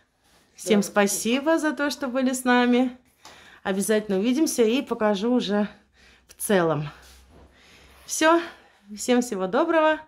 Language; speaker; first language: Russian; native; Russian